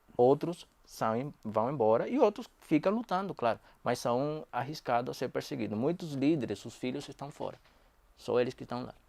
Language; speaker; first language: Portuguese; non-native, fluent; Spanish